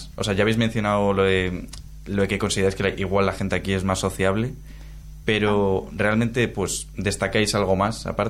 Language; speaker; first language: Spanish; native; Spanish